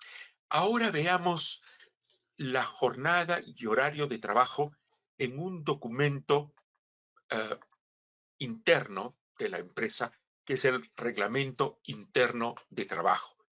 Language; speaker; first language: Spanish; native; Spanish